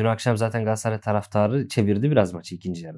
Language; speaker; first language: Turkish; native; Turkish